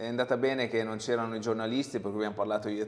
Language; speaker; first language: Italian; native; Italian